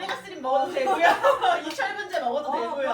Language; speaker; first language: Korean; native; Korean